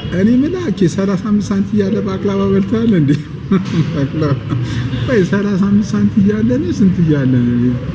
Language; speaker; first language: Amharic; native; Amharic